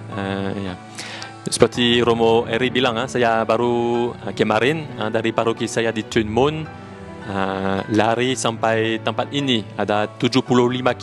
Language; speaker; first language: Indonesian; non-native, learner; French